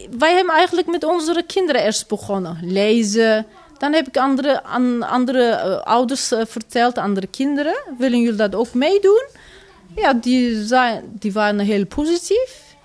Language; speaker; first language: Dutch; non-native, learner; Turkish